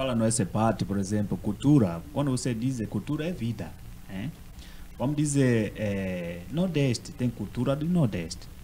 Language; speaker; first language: Portuguese; non-native, learner; Swahili